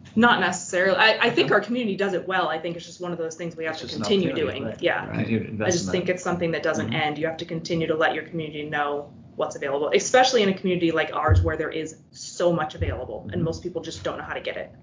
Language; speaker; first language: English; native; English